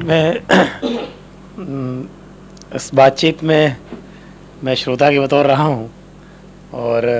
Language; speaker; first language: Hindi; native; Hindi